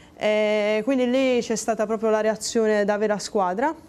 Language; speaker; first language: Italian; native; Italian